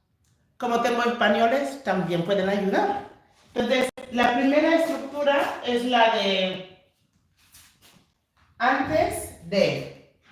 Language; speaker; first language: Spanish; non-native, fluent; English